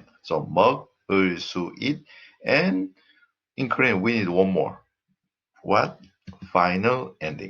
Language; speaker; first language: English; non-native, fluent; Korean